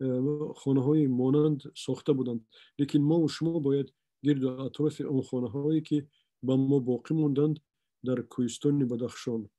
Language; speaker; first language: Persian; non-native, local second language; Shughni